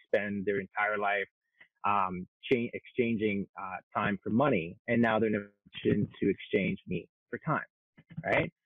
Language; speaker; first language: English; non-native, local second language; French